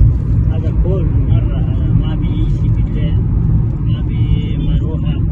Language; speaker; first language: Arabic; non-native, learner; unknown